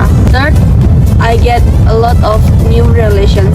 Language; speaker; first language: English; non-native, learner; Indonesian